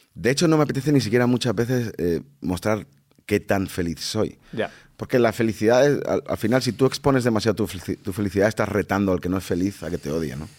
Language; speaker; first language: Spanish; native; Spanish